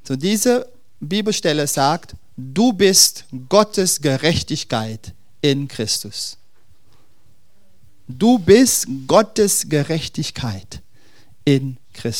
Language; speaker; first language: German; non-native, fluent; Dutch